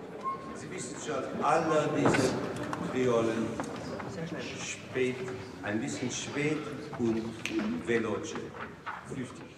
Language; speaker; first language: German; non-native, fluent; English